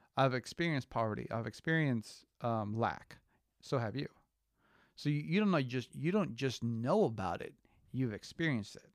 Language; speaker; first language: English; early bilingual, other home language; Spanish